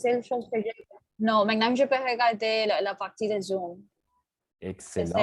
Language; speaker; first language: French; non-native, learner; Spanish